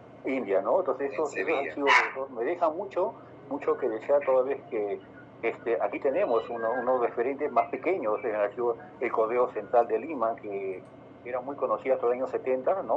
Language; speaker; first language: Spanish; native; Spanish